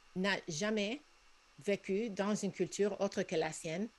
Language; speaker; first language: French; non-native, fluent; Spanish